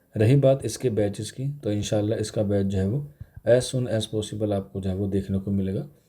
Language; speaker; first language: Urdu; native; Urdu